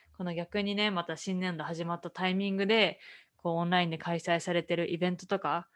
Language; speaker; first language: Japanese; native; Japanese